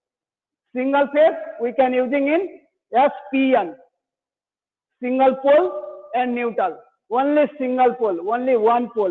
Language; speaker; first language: English; non-native, learner; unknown